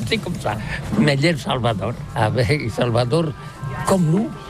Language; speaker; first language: French; non-native, learner; Catalan